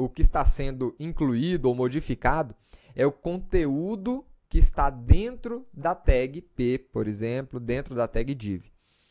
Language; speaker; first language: Portuguese; native; Portuguese